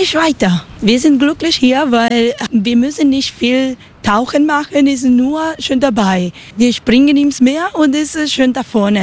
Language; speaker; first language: German; non-native, learner; Spanish